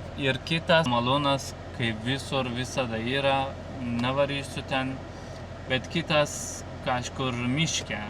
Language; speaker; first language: Lithuanian; non-native, learner; Turkish